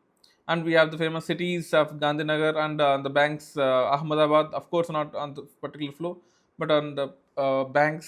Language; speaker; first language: English; non-native, local second language; Telugu